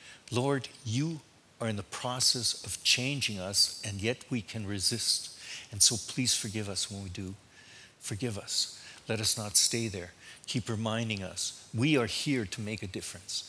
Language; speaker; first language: English; native; English